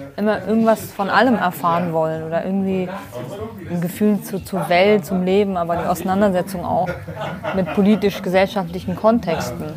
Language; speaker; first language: German; early bilingual, other home language; Kurdish